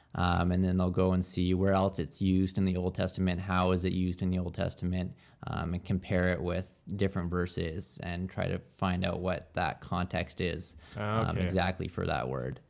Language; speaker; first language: English; native; English